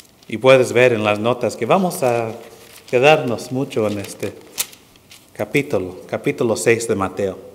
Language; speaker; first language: Spanish; non-native, fluent; English